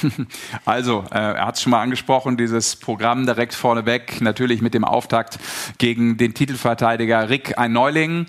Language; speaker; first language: German; native; German